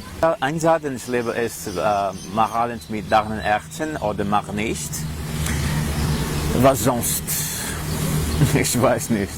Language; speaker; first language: German; non-native, learner; Portuguese